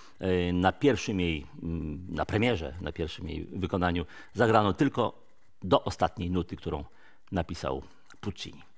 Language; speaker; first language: Polish; native; Polish